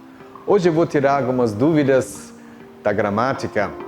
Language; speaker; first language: Portuguese; non-native, fluent; German